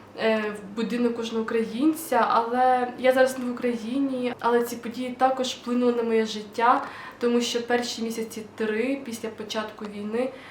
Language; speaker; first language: Ukrainian; non-native, local second language; Russian